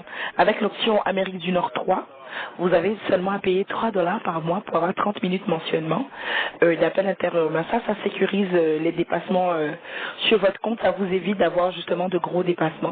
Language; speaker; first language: French; native; French